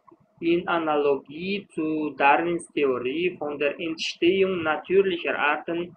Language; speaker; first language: German; non-native, fluent; Uzbek